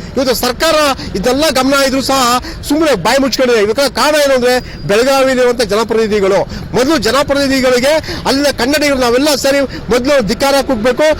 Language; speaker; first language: Kannada; native; Kannada